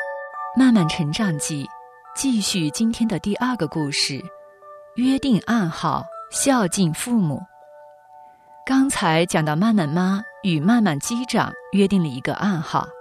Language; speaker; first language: Chinese; native; Chinese